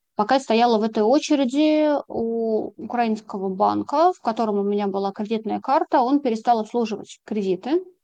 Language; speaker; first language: Russian; native; Russian